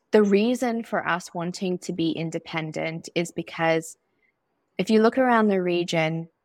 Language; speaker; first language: English; native; English